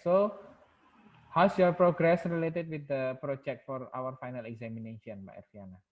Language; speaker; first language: English; non-native, local second language; Indonesian